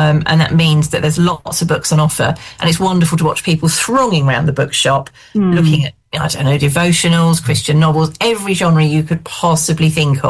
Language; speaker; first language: English; native; English